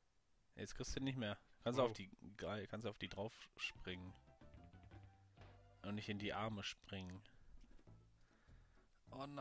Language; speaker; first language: German; native; German